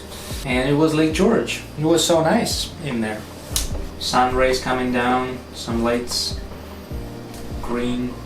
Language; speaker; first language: English; non-native, fluent; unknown